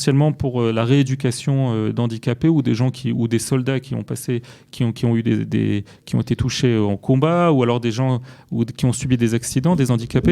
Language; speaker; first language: French; native; French